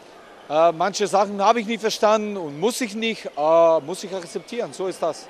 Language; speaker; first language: German; non-native, fluent; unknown